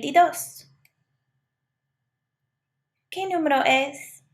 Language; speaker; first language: Spanish; non-native, fluent; English